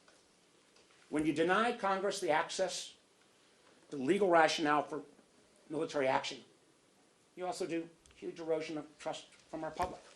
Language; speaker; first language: English; native; English